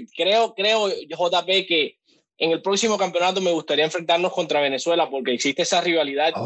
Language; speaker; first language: Spanish; native; Spanish